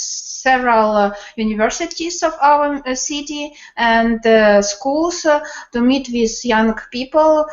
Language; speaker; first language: English; non-native, learner; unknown